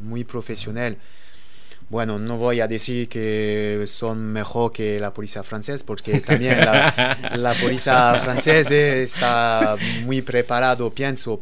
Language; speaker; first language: Spanish; non-native, learner; French